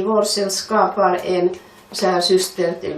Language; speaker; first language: Swedish; non-native, fluent; Finnish